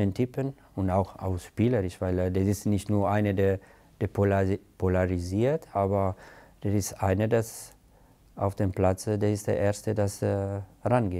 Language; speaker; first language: German; non-native, fluent; Italian